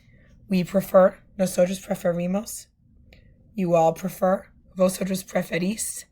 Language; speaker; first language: Spanish; non-native, fluent; English